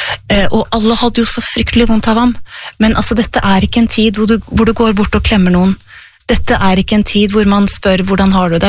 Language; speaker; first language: Norwegian; native; Norwegian